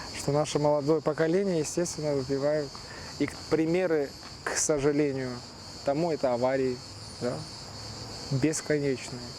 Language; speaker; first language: Russian; early bilingual, other home language; Turkish